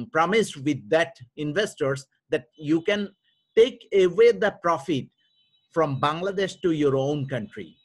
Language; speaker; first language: English; non-native, local second language; Bangla